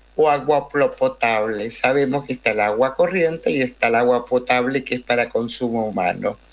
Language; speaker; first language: Spanish; native; Spanish